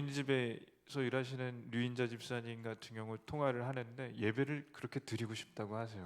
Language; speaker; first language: Korean; native; Korean